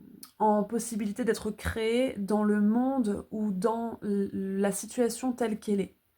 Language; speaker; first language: French; native; French